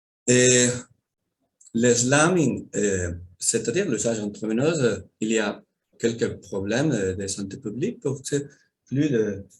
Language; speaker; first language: French; non-native, learner; Spanish